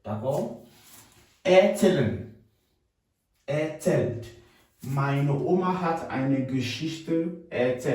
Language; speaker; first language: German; non-native, fluent; French